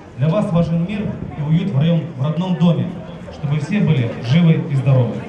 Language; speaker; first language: Russian; native; Russian